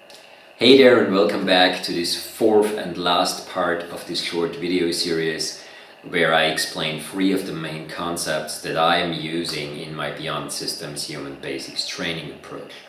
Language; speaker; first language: English; non-native, fluent; German